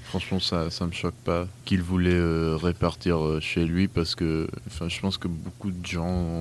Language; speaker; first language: French; non-native, fluent; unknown